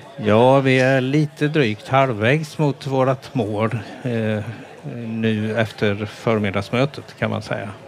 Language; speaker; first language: Swedish; native; Swedish